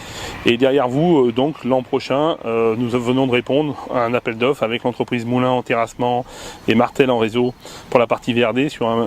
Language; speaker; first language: French; native; French